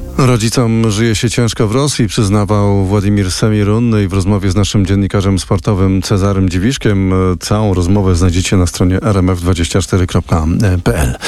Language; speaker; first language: Polish; native; Polish